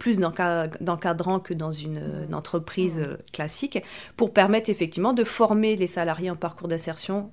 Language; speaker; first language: French; native; French